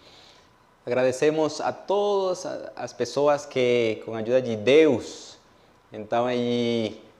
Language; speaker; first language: Portuguese; non-native, learner; Spanish